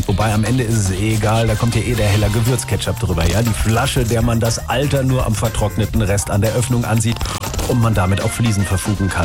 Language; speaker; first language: German; native; German